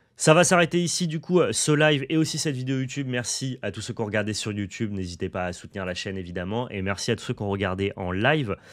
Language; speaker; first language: French; native; French